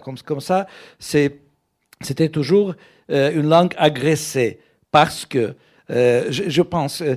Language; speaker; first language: French; non-native, fluent; Russian